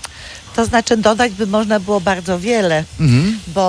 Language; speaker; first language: Polish; non-native, local second language; Kashubian